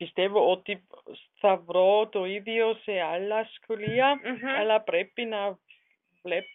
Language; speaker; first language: Greek; non-native, learner; German